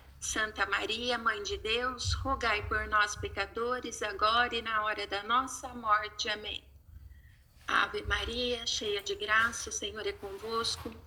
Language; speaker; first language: Portuguese; native; Portuguese